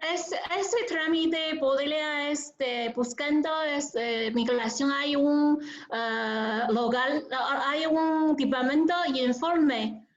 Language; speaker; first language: Spanish; non-native, learner; Chinese